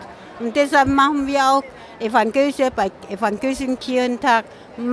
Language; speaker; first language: German; non-native, fluent; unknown